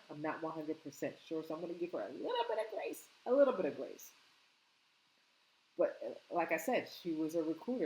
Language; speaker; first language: English; native; English